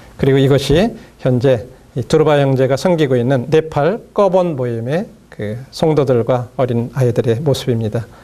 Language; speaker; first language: Korean; native; Korean